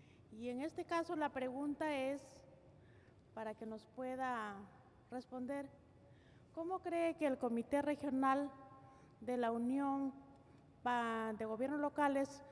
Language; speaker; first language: Spanish; native; Spanish